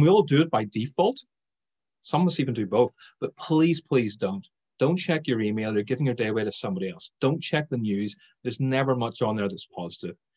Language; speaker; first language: English; native; English